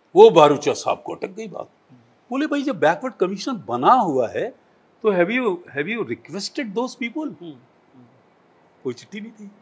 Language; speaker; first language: Hindi; native; Hindi